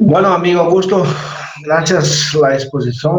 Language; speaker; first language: Spanish; non-native, fluent; Portuguese